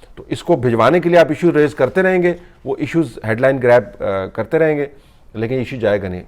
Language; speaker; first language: Urdu; native; Urdu